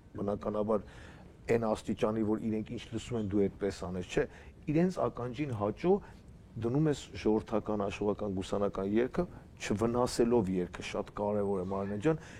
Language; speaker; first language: Armenian; native; Armenian